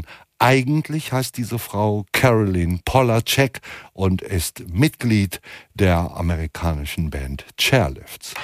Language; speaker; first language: German; native; German